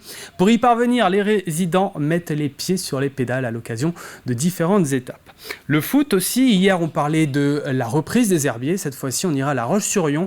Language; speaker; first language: French; native; French